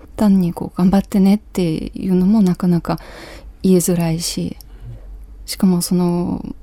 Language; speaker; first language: Japanese; non-native, fluent; Ukrainian